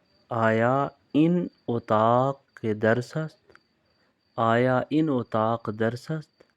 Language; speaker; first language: Persian; non-native, fluent; Urdu